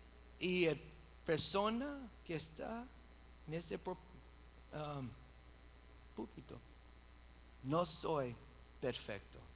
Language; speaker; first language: Spanish; early bilingual, heritage; English